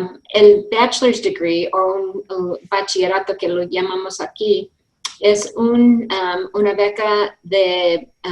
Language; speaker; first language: Spanish; early bilingual, heritage; English